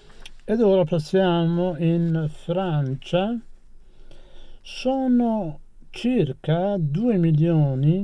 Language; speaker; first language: Italian; non-native, fluent; Persian